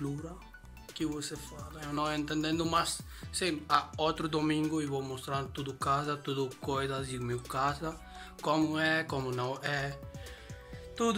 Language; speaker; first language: Portuguese; non-native, learner; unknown